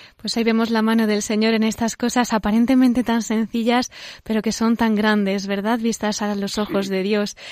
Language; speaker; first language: Spanish; native; Spanish